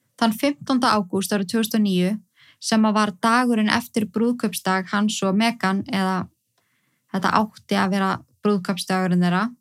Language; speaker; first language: Icelandic; native; Icelandic